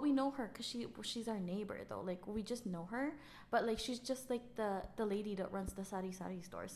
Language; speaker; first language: English; non-native, local second language; Filipino